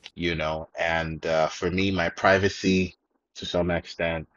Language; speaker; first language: English; non-native, local second language; Yoruba